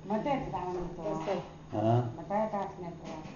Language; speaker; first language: Hebrew; non-native, learner; Arabic